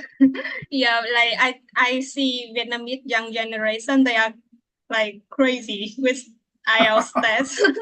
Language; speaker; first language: English; non-native, learner; Vietnamese